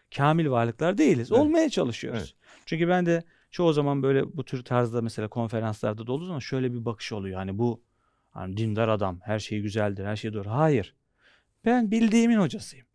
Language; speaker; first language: Turkish; native; Turkish